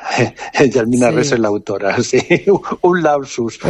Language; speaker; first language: Spanish; native; Spanish